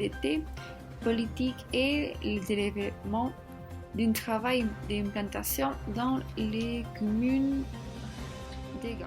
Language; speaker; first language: French; non-native, learner; Spanish